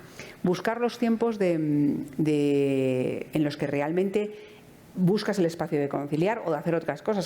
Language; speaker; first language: Spanish; native; Spanish